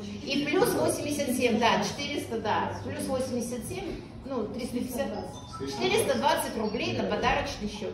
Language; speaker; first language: Russian; native; Russian